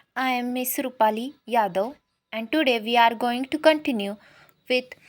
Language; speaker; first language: English; non-native, local second language; Marathi